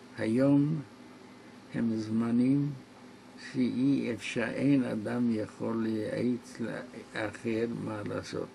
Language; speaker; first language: Hebrew; non-native, local second language; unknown